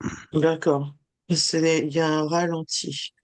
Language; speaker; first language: French; native; French